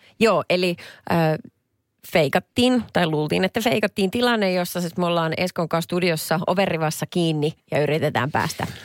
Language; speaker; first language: Finnish; native; Finnish